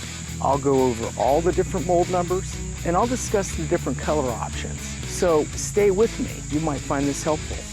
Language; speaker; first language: English; native; English